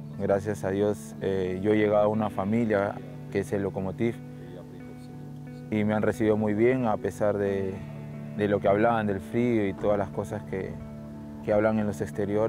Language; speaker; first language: Spanish; native; Spanish